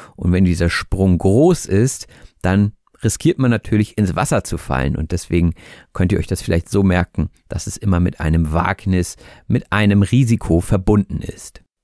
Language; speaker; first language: German; native; German